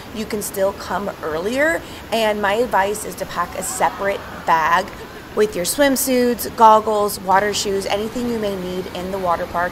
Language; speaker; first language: English; native; English